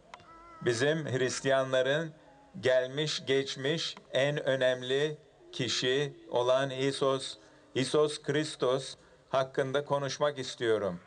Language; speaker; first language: Turkish; early bilingual, heritage; Turkish